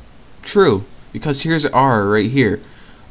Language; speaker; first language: English; native; English